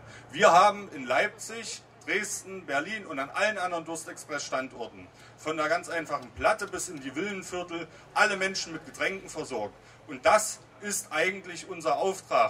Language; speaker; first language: German; native; German